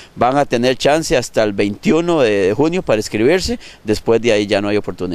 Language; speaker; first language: Spanish; native; Spanish